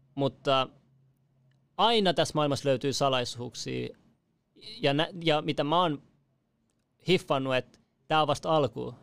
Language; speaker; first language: Finnish; early bilingual, other home language; Persian